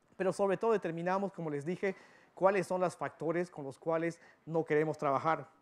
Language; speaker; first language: Spanish; early bilingual, other home language; English